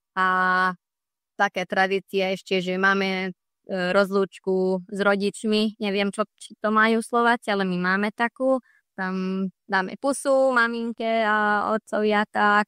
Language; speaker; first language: Slovak; non-native, local second language; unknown